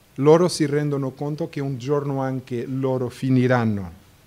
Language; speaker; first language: Italian; non-native, fluent; Portuguese